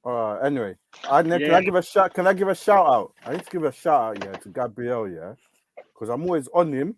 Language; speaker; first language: English; native; English